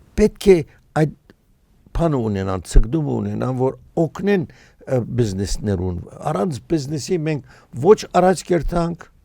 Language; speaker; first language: Armenian; early bilingual, heritage; Armenian